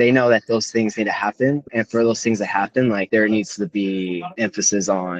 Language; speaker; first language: English; native; English